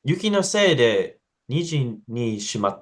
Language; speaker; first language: Japanese; non-native, learner; English